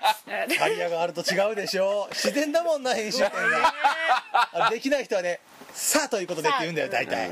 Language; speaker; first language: Japanese; native; Japanese